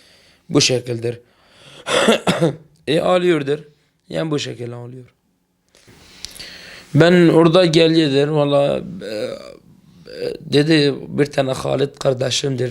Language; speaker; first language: Turkish; non-native, learner; Arabic